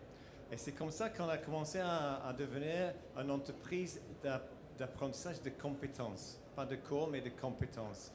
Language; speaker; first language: French; non-native, fluent; English